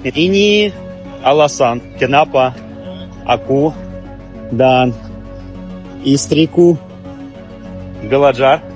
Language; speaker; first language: Indonesian; non-native, learner; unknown